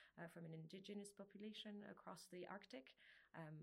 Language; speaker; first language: English; non-native, fluent; French